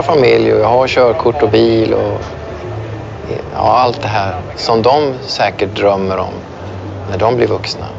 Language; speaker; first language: Swedish; native; Swedish